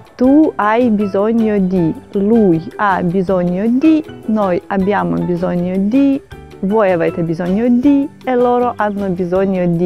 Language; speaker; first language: Italian; non-native, fluent; Ukrainian